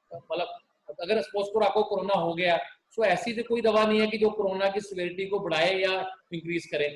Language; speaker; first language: Hindi; non-native, local second language; Punjabi